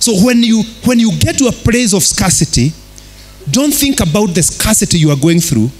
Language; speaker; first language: English; non-native, local second language; Kikuyu